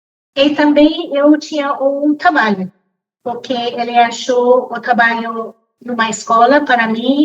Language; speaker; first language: Portuguese; non-native, fluent; English